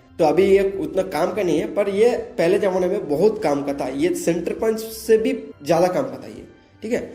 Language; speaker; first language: Hindi; non-native, local second language; Bangla